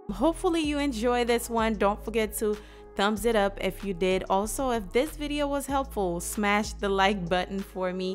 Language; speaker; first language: English; native; English